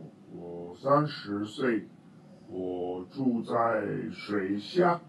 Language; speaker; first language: Chinese; non-native, learner; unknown